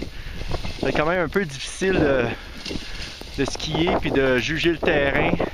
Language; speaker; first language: French; native; French